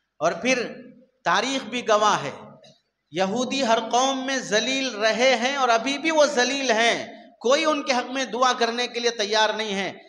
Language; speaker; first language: Urdu; native; Urdu